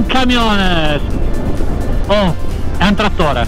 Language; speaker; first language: Spanish; non-native, learner; Italian